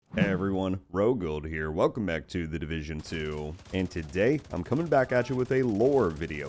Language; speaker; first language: English; native; English